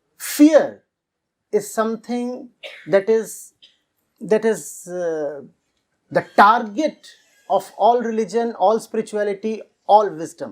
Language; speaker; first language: English; non-native, local second language; Hindi